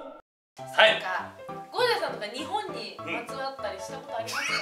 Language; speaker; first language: Japanese; native; Japanese